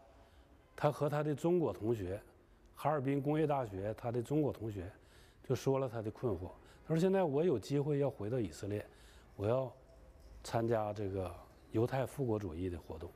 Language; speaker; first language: Chinese; native; Chinese